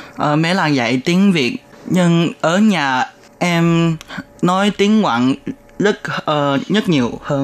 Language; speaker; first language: Vietnamese; non-native, learner; Chinese